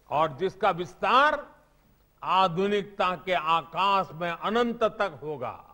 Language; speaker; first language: Hindi; non-native, local second language; Gujarati